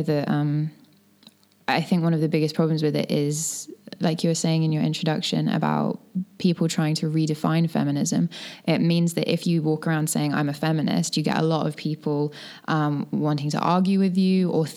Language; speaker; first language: English; native; English